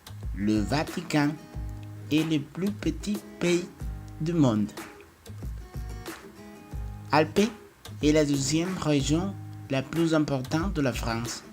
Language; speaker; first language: French; non-native, fluent; Spanish